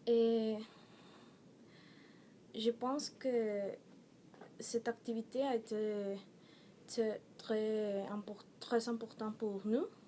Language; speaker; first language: French; non-native, learner; Spanish